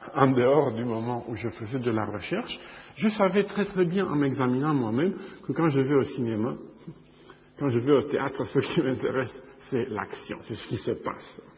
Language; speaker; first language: French; non-native, fluent; Romanian